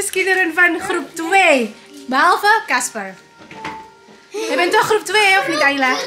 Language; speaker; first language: Dutch; non-native, learner; Indonesian